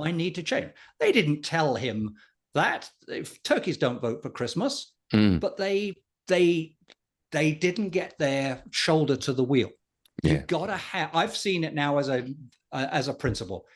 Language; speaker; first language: English; native; English